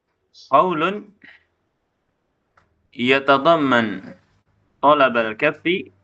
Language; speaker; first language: Arabic; non-native, fluent; Indonesian